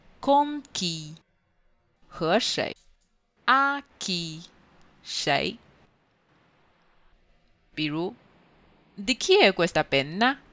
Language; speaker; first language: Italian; non-native, fluent; Chinese